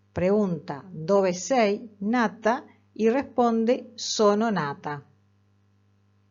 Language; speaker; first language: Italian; non-native, fluent; Spanish